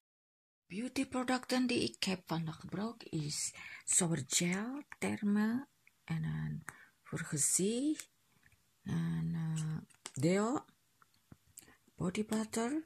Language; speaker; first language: Dutch; non-native, learner; Indonesian